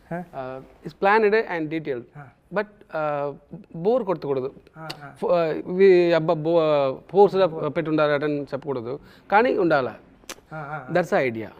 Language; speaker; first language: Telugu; non-native, local second language; Tamil